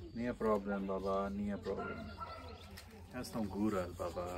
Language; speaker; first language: Polish; non-native, learner; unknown